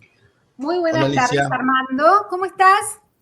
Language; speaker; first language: Spanish; native; Spanish